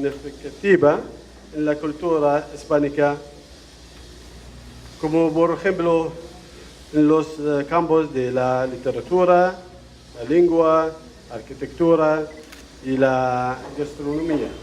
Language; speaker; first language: Spanish; non-native, fluent; Arabic